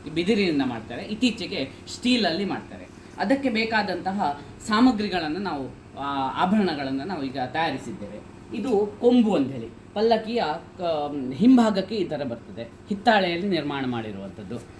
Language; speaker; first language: Kannada; native; Kannada